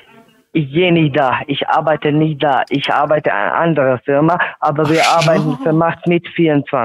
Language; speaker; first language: German; non-native, learner; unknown